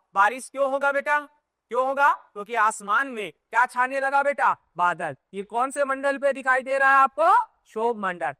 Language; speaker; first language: Hindi; native; Hindi